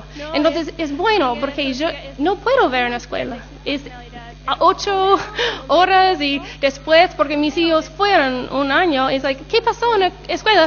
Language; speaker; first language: Spanish; non-native, learner; English